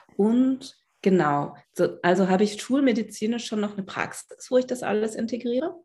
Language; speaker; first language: German; native; German